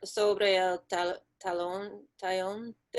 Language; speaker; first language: Spanish; non-native, learner; English